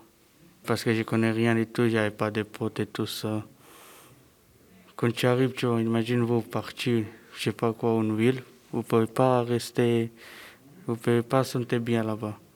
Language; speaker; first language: French; non-native, fluent; Serbian